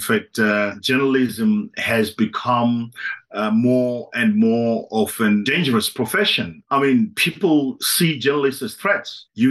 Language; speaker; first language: English; non-native, local second language; Shona